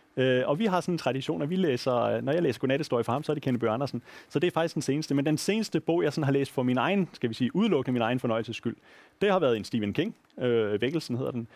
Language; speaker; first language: Danish; native; Danish